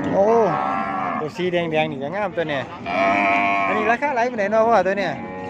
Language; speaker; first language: Thai; native; Thai